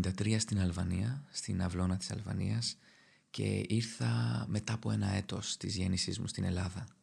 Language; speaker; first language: Greek; early bilingual, other home language; Albanian